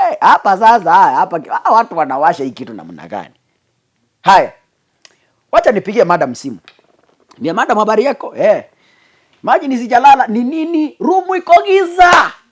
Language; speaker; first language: Swahili; non-native, local second language; Gusii